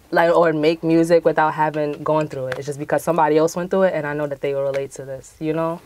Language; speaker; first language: English; native; English